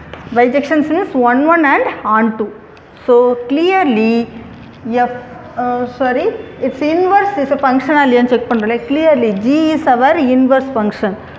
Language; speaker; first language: English; non-native, local second language; Tamil